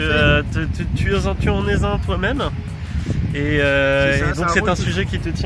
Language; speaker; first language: French; native; French